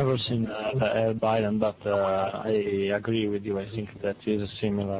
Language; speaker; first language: English; non-native, learner; Italian